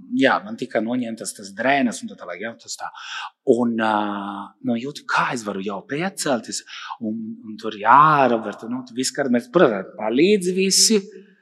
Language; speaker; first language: Latvian; non-native, fluent; Italian